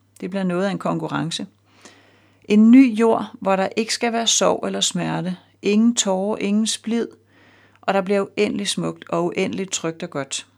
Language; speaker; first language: Danish; native; Danish